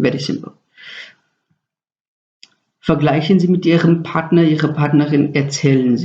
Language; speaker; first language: German; non-native, fluent; Nepali